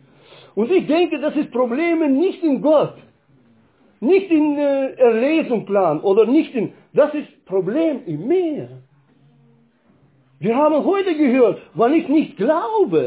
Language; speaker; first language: German; non-native, fluent; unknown